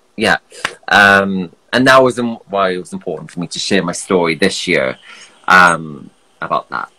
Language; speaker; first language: English; native; English